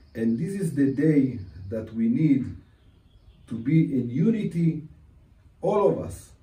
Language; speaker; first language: English; non-native, fluent; Hebrew